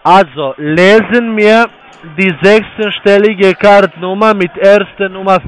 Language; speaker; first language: German; non-native, learner; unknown